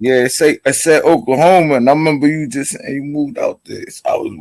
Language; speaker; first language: English; native; English